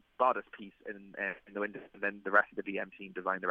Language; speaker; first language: English; native; English